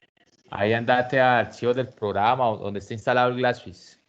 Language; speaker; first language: Spanish; native; Spanish